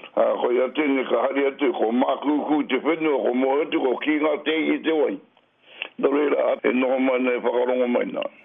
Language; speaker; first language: Māori; native; Māori